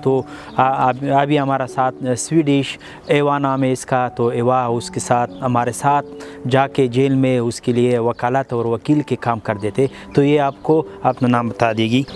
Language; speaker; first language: Hindi; non-native, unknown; Pashto